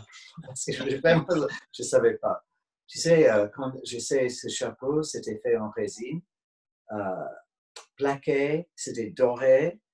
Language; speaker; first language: French; non-native, fluent; English